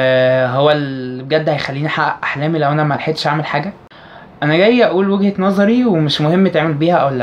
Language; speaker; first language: Arabic; native; Arabic